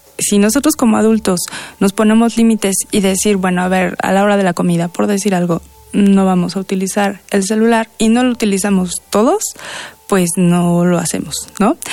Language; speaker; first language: Spanish; native; Spanish